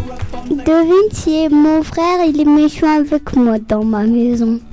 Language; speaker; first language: French; early bilingual, heritage; French